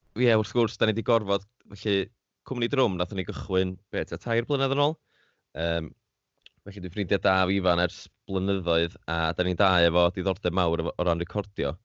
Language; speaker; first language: Welsh; native; Welsh